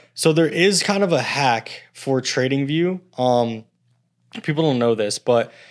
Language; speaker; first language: English; native; English